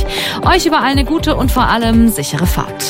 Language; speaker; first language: German; native; German